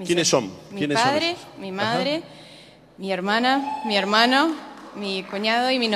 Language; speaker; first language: Spanish; non-native, fluent; Portuguese